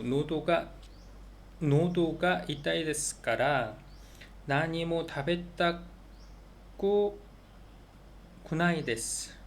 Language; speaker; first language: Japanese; non-native, learner; Korean